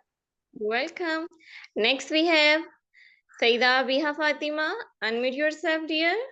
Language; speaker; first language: English; non-native, fluent; Urdu